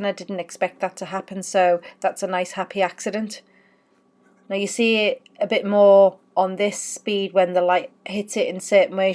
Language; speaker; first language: English; native; English